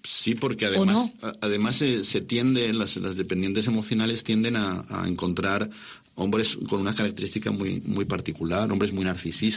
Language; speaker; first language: Spanish; native; Spanish